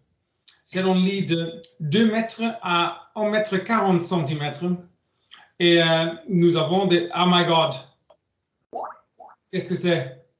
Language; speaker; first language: French; non-native, learner; English